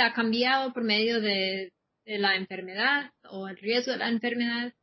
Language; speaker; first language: Spanish; non-native, fluent; English